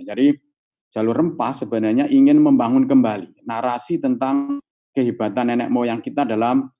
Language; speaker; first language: Indonesian; native; Indonesian